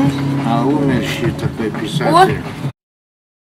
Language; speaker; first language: Russian; non-native, local second language; Lithuanian